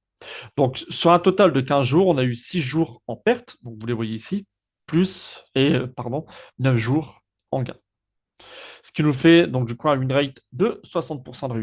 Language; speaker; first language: French; native; French